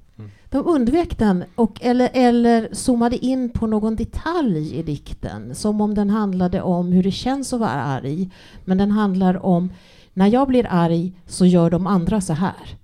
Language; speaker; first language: Swedish; early bilingual, other home language; English